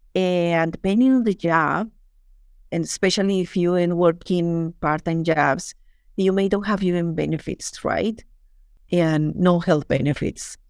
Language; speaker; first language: English; non-native, fluent; Spanish